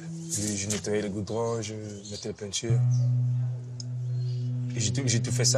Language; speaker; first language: French; non-native, local second language; Lingala